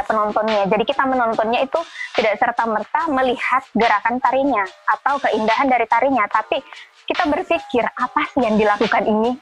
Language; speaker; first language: Indonesian; native; Indonesian